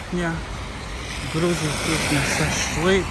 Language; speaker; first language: Russian; non-native, learner; English